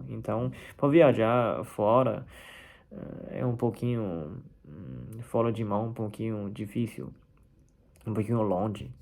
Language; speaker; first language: Portuguese; non-native, fluent; Chinese